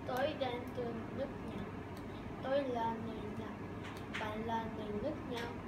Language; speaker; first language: Vietnamese; non-native, learner; Japanese